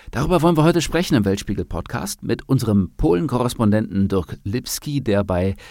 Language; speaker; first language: German; native; German